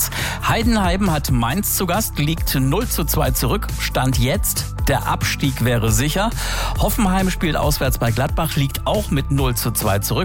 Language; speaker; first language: German; native; German